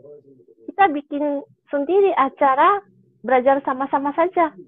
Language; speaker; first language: Indonesian; non-native, fluent; Japanese